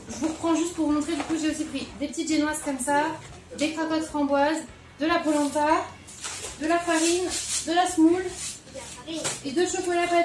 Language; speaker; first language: French; native; French